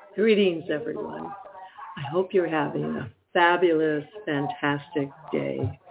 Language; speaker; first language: English; native; English